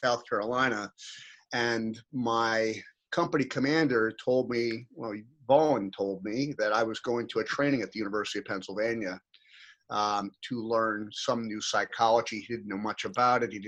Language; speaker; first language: English; native; English